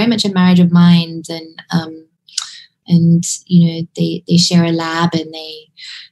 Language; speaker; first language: English; native; English